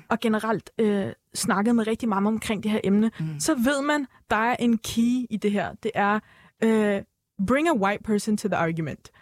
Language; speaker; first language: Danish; early bilingual, other home language; Turkish